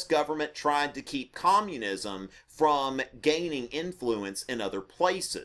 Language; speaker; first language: English; native; English